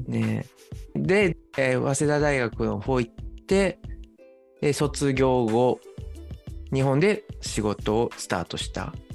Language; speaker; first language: Japanese; native; Japanese